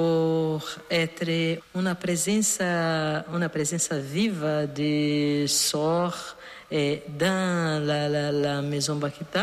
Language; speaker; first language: French; non-native, learner; Portuguese